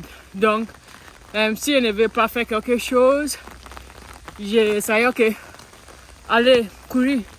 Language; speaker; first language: French; non-native, learner; English